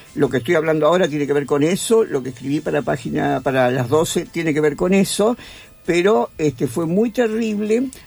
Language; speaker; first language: Spanish; native; Spanish